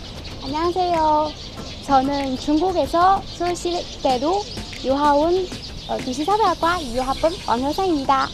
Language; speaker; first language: Korean; non-native, fluent; Chinese